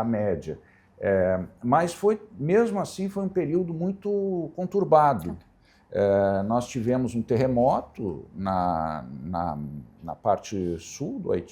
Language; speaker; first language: Portuguese; native; Portuguese